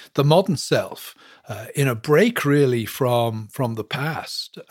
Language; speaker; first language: English; native; English